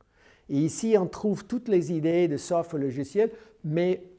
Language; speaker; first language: French; non-native, learner; English